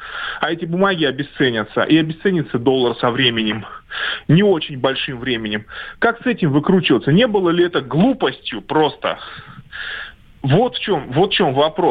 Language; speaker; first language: Russian; native; Russian